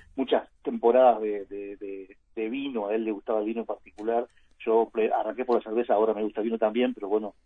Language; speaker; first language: Spanish; native; Spanish